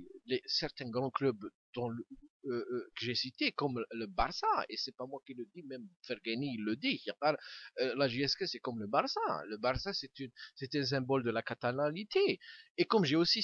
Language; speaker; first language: French; non-native, local second language; Kabyle